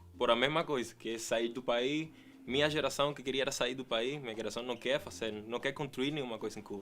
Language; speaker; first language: Portuguese; non-native, fluent; Spanish